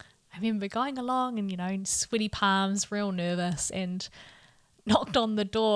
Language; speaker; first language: English; native; English